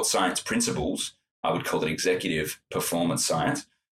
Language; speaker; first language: English; native; English